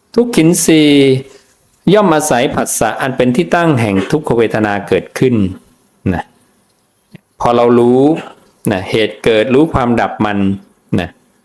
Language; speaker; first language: Thai; native; Thai